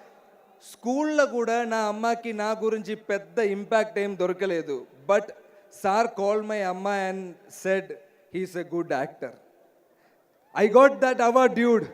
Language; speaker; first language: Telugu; non-native, learner; Malayalam